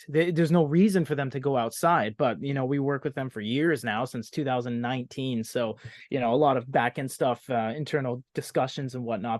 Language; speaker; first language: English; native; English